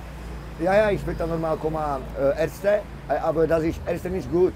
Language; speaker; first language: German; non-native, learner; Czech